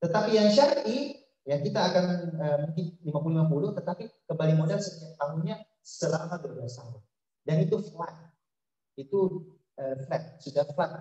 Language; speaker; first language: Indonesian; native; Indonesian